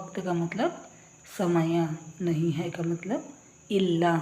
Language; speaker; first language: Hindi; non-native, local second language; Kannada